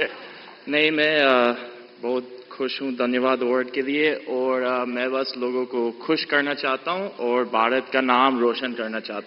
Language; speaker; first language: Hindi; non-native, fluent; English